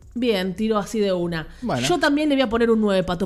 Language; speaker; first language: Spanish; native; Spanish